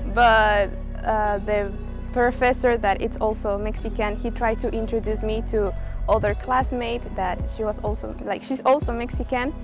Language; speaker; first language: English; non-native, fluent; Spanish